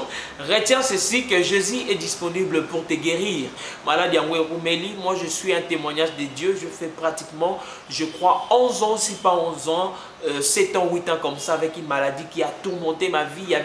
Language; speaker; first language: French; non-native, local second language; Lingala